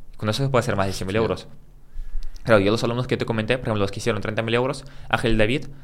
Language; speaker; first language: Spanish; early bilingual, other home language; Russian